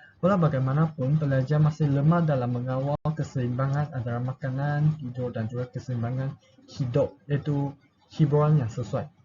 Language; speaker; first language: Malay; non-native, local second language; Chinese